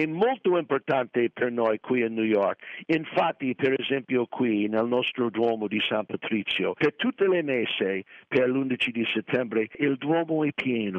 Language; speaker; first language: Italian; non-native, fluent; English